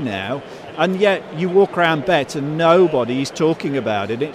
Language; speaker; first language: English; native; English